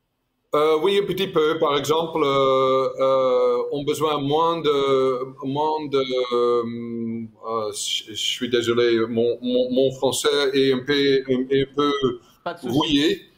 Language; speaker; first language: French; non-native, fluent; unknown